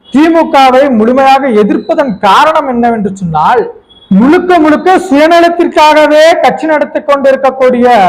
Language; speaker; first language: Tamil; non-native, local second language; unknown